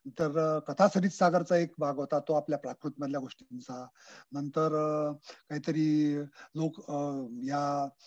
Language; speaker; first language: Marathi; native; Marathi